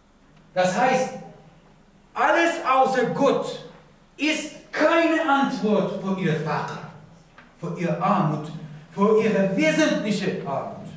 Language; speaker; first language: German; non-native, learner; Persian